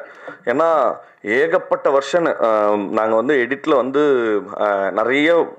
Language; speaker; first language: Tamil; native; Tamil